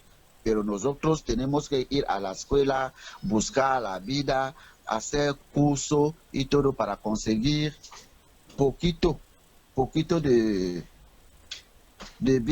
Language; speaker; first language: Spanish; non-native, learner; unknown